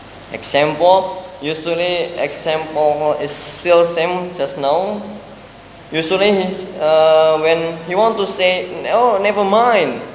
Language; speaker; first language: English; non-native, learner; Indonesian